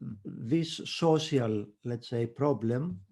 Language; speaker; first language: English; non-native, fluent; Greek